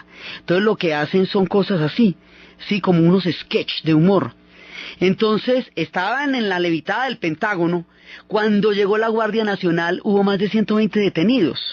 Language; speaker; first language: Spanish; native; Spanish